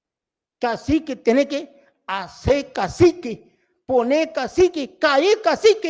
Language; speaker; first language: Spanish; non-native, local second language; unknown